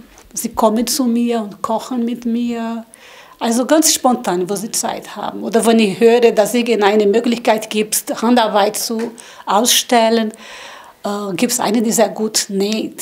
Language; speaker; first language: German; non-native, learner; Portuguese